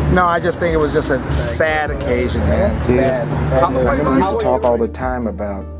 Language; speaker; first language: English; native; English